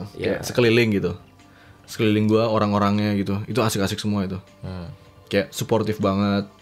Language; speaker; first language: Indonesian; native; Indonesian